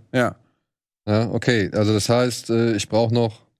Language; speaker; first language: German; non-native, fluent; Spanish